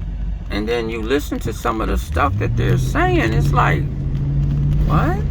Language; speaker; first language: English; native; English